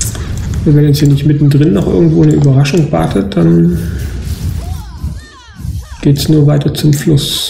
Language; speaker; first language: German; native; German